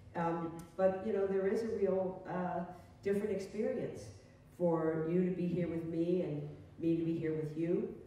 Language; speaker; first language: English; native; English